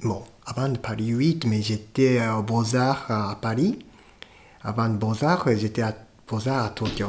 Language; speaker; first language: French; non-native, fluent; Japanese